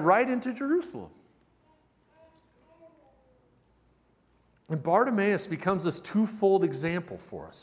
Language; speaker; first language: English; native; English